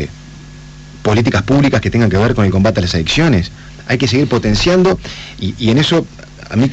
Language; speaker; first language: Spanish; native; Spanish